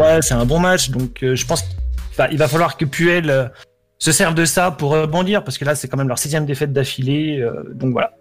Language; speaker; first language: French; native; French